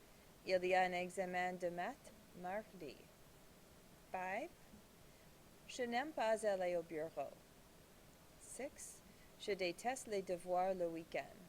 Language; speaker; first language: French; non-native, fluent; English